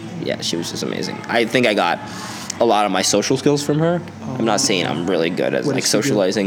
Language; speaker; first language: English; non-native, fluent; Swedish